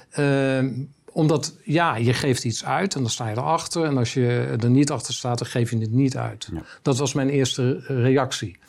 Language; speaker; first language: Dutch; native; Dutch